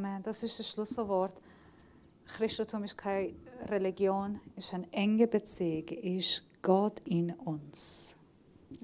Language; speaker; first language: German; non-native, fluent; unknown